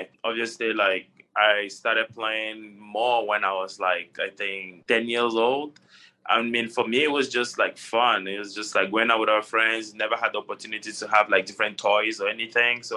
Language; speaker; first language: English; non-native, local second language; French